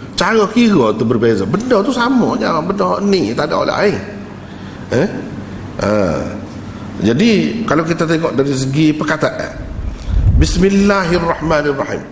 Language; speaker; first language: Malay; native; Malay